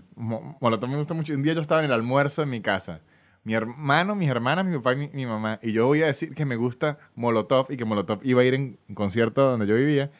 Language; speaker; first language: Spanish; native; Spanish